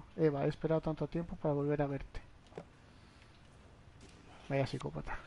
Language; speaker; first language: Spanish; native; Spanish